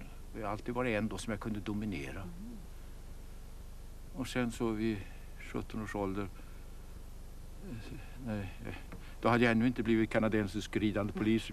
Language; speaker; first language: Swedish; native; Swedish